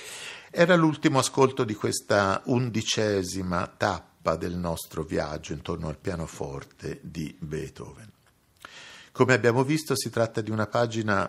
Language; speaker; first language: Italian; native; Italian